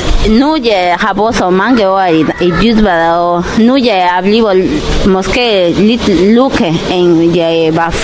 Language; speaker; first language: Danish; non-native, learner; Spanish